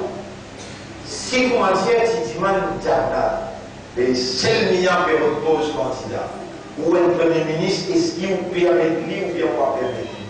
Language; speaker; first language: French; non-native, local second language; Morisyen